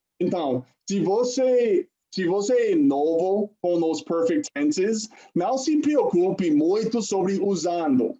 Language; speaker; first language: Portuguese; non-native, fluent; English